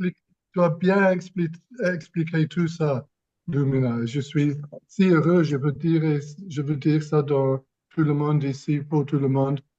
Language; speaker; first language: French; non-native, fluent; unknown